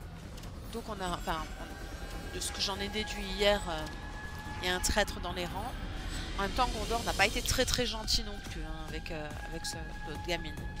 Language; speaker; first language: French; native; French